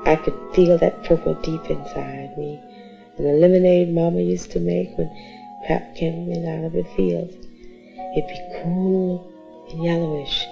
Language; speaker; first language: English; native; English